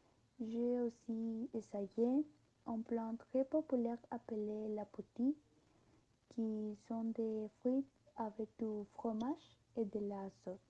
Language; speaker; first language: French; non-native, learner; Spanish